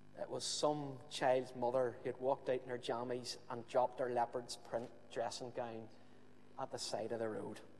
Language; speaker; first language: English; native; English